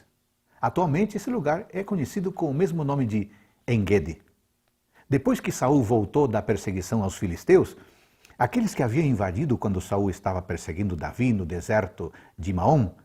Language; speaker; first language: Portuguese; native; Portuguese